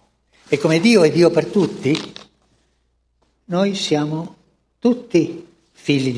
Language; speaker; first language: Italian; non-native, fluent; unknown